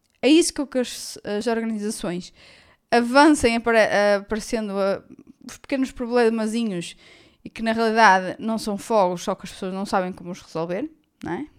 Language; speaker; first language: Portuguese; native; Portuguese